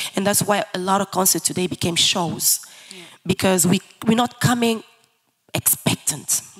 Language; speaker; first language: English; early bilingual, other home language; Lingala